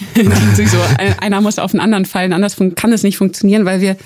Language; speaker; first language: German; native; German